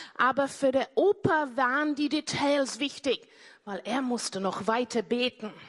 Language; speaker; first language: German; non-native, fluent; English